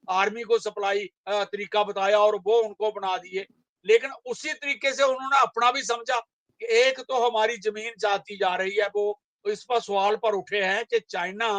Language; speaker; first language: Hindi; non-native, local second language; Dogri